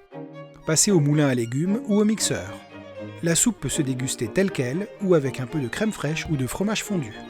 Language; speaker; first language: French; native; French